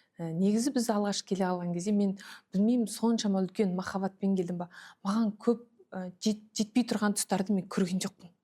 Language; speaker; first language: Kazakh; early bilingual, heritage; Kazakh